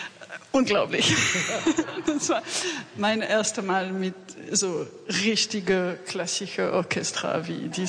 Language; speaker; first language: German; non-native, learner; French